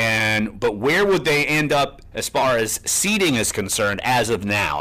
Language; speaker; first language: English; native; English